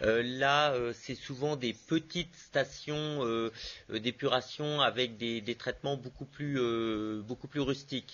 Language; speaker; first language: French; native; French